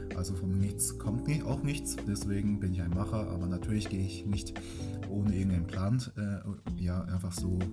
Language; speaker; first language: German; native; German